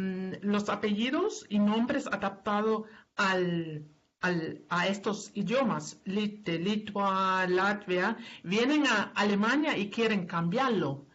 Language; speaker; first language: Spanish; non-native, fluent; German